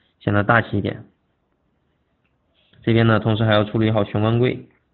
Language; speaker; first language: Chinese; native; Chinese